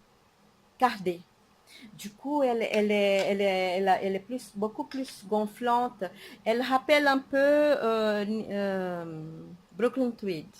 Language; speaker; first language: French; non-native, fluent; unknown